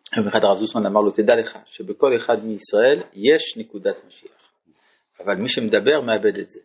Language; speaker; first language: Hebrew; non-native, fluent; French